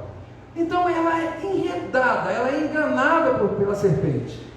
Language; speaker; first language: Portuguese; native; Portuguese